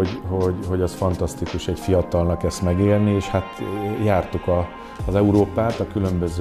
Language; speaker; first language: Hungarian; native; Hungarian